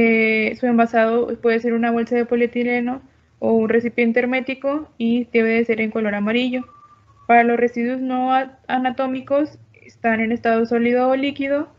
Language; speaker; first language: Spanish; native; Spanish